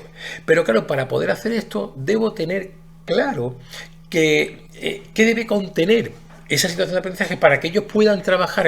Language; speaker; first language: Spanish; native; Spanish